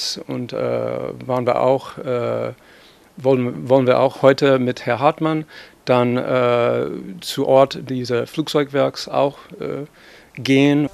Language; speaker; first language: German; non-native, fluent; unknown